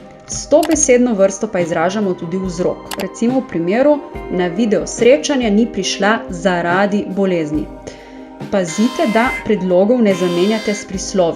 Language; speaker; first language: Slovenian; native; Slovenian